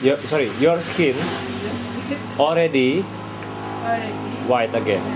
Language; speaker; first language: English; non-native, learner; Indonesian